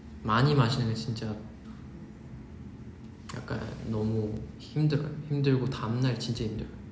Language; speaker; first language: Korean; non-native, fluent; Chinese